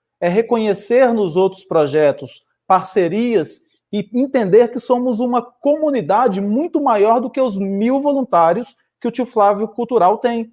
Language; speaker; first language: Portuguese; native; Portuguese